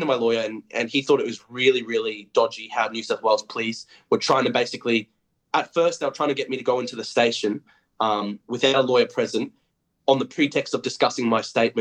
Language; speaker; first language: English; native; English